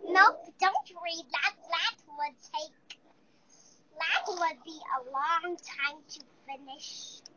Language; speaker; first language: English; non-native, learner; Chinese